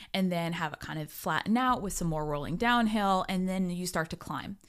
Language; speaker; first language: English; native; English